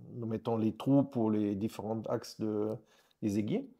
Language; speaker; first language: French; non-native, fluent; German